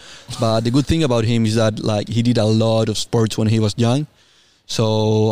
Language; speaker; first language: English; non-native, fluent; Spanish